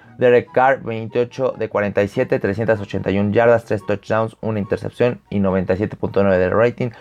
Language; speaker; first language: Spanish; native; Spanish